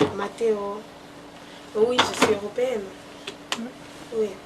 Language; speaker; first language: French; non-native, learner; Portuguese